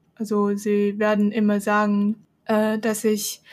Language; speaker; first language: German; non-native, fluent; Chinese